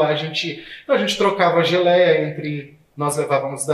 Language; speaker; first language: Portuguese; native; Portuguese